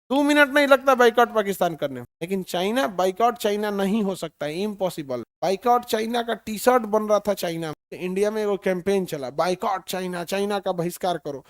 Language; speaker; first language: Hindi; native; Hindi